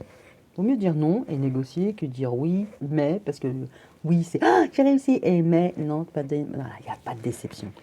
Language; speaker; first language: French; native; French